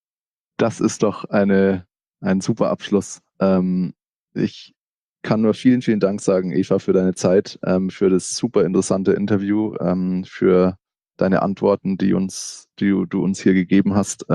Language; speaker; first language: German; native; German